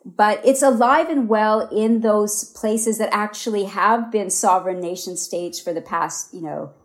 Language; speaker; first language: English; native; English